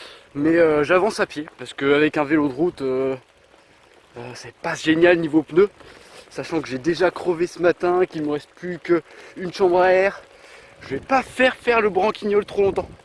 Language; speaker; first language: French; native; French